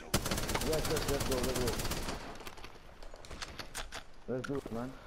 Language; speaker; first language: English; non-native, learner; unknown